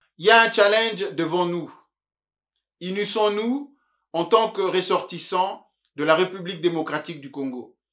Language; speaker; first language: French; non-native, local second language; Luba-Lulua